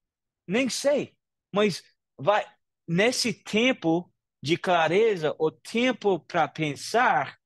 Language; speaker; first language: Portuguese; non-native, fluent; English